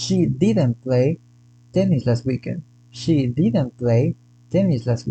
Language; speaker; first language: English; non-native, fluent; Spanish